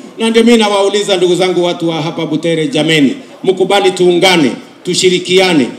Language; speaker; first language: Swahili; non-native, local second language; Kalenjin